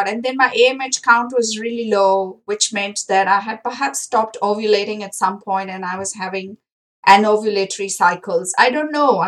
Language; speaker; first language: English; non-native, local second language; Marathi